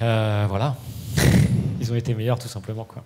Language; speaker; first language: French; native; French